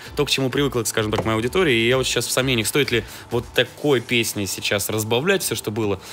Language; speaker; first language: Russian; native; Russian